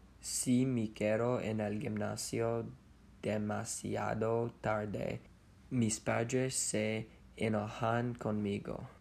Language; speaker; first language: Spanish; non-native, learner; English